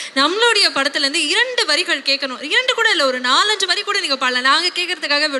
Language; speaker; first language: Tamil; native; Tamil